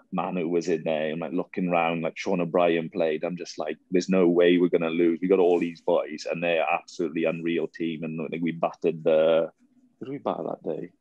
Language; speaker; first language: English; native; English